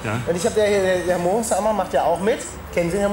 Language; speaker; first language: German; native; German